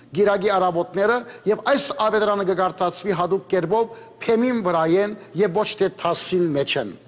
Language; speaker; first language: Armenian; early bilingual, heritage; Armenian